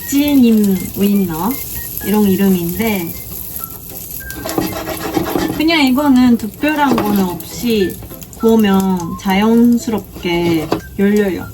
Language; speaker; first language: Korean; non-native, fluent; Japanese